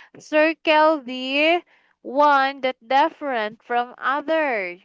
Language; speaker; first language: English; non-native, fluent; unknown